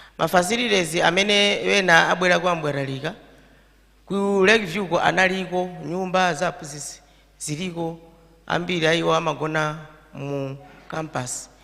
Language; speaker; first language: Nyanja; native; Nyanja